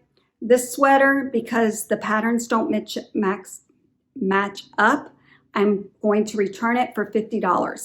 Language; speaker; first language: English; native; English